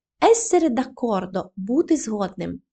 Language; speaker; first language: Italian; non-native, fluent; Ukrainian